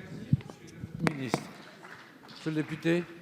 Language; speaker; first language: French; native; French